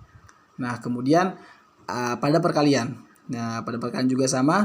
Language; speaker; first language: Indonesian; native; Indonesian